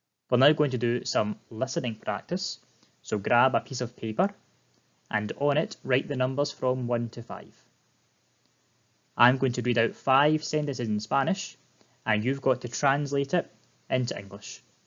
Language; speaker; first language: English; native; English